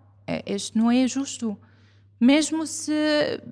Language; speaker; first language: Portuguese; non-native, fluent; Arabic